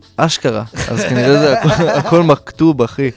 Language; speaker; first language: Hebrew; native; Hebrew